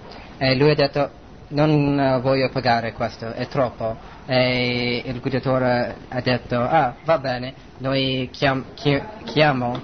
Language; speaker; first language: Italian; non-native, learner; English